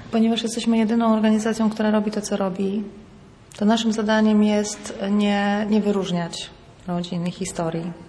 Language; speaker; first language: Polish; native; Polish